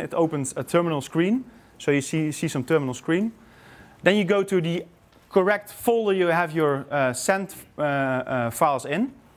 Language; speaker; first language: English; non-native, fluent; Dutch